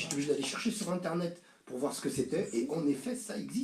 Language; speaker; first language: French; native; French